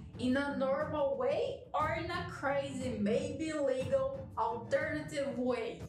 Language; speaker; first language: English; non-native, fluent; Portuguese